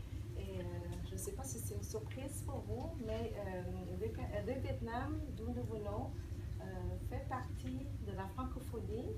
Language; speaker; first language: French; early bilingual, other home language; Vietnamese